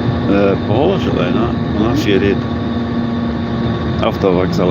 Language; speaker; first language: Russian; non-native, learner; English